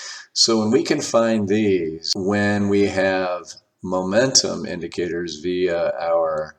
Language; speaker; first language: English; native; English